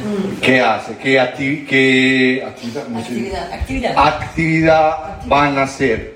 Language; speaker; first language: Spanish; non-native, learner; French